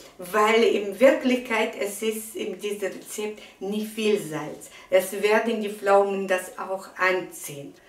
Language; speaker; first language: German; non-native, fluent; Russian